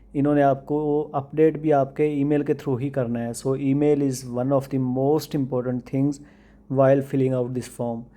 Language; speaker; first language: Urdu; non-native, local second language; Punjabi